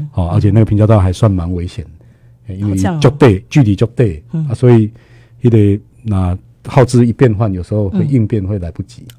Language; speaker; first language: Chinese; native; Chinese